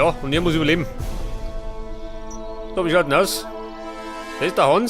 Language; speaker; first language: German; native; German